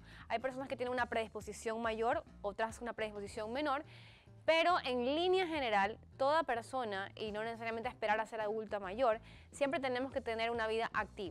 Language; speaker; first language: Spanish; native; Spanish